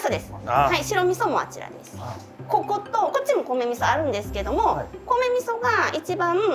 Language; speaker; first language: Japanese; native; Japanese